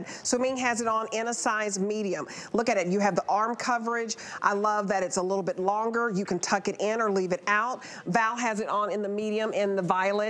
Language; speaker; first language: English; native; English